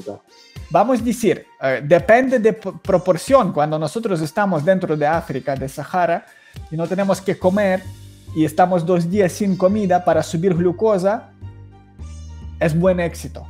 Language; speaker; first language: Spanish; non-native, learner; Ukrainian